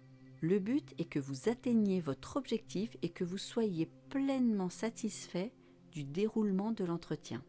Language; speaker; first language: French; native; French